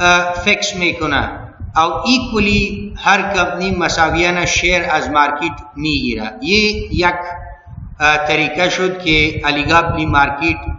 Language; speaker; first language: Persian; non-native, local second language; Pashto